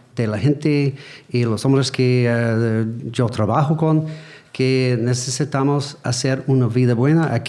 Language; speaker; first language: Spanish; non-native, learner; English